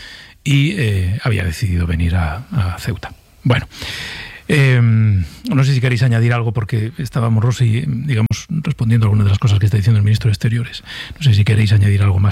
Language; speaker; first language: Spanish; native; Spanish